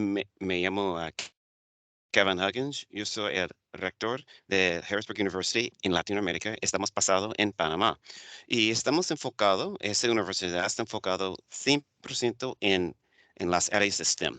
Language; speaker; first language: Spanish; non-native, fluent; English